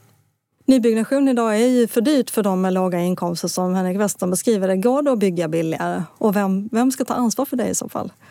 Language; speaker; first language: Swedish; native; Swedish